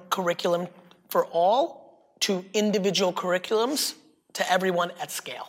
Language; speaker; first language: English; early bilingual, other home language; Russian